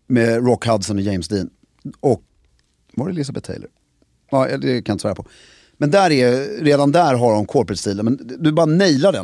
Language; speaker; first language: Swedish; native; Swedish